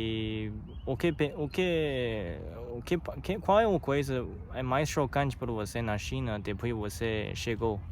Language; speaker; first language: Portuguese; non-native, learner; Chinese